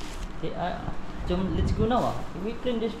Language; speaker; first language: English; non-native, learner; Filipino